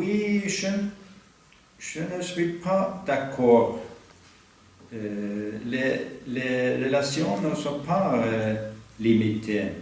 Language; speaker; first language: French; non-native, fluent; Norwegian